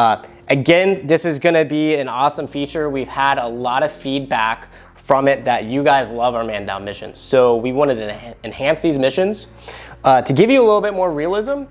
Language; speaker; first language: English; native; English